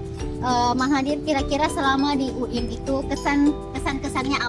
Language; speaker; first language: Indonesian; native; Indonesian